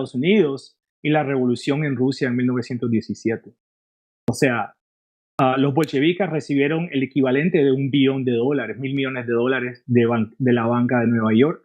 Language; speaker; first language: Spanish; early bilingual, heritage; Spanish